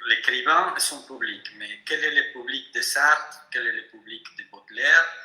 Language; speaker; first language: French; non-native, fluent; Spanish